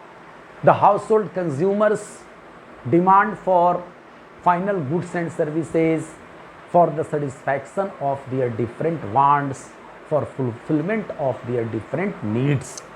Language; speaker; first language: English; non-native, local second language; Hindi